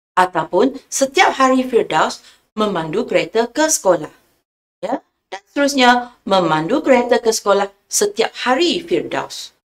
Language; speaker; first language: Malay; non-native, local second language; Chinese